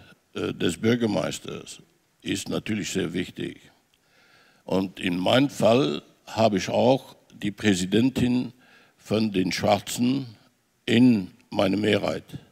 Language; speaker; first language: German; non-native, fluent; French